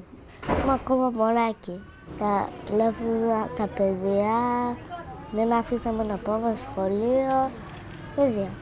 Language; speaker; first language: Greek; early bilingual, other home language; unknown